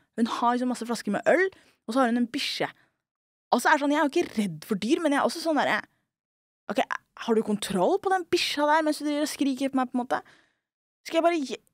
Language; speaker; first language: Norwegian; early bilingual, other home language; Somali